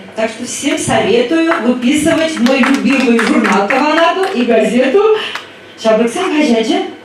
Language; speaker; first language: Russian; native; Russian